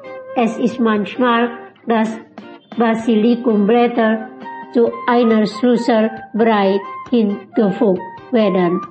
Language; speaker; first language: German; non-native, learner; Indonesian